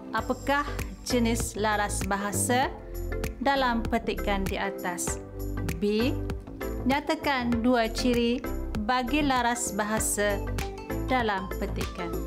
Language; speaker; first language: Malay; native; Malay